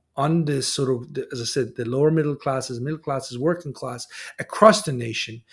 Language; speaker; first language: English; non-native, fluent; Persian